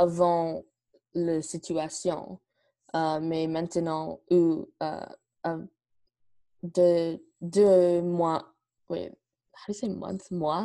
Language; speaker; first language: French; non-native, learner; English